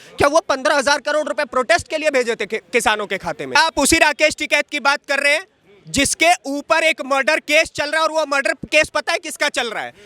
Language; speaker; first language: Hindi; native; Hindi